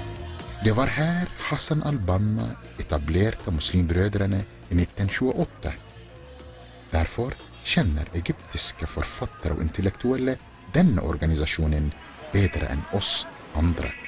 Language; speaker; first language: Norwegian; non-native, fluent; Arabic